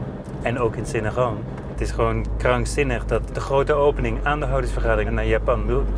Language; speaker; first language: Dutch; native; Dutch